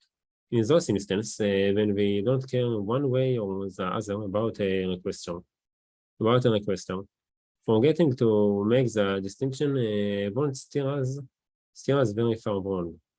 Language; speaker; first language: English; non-native, learner; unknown